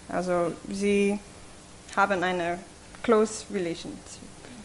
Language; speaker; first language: German; non-native, fluent; English